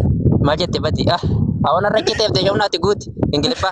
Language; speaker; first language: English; non-native, learner; Oromo